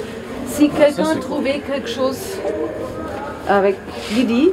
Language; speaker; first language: French; non-native, local second language; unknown